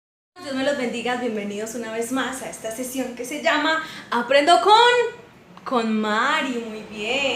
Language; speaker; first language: Spanish; native; Spanish